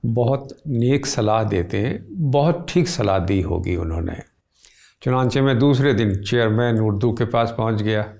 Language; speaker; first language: Urdu; native; Urdu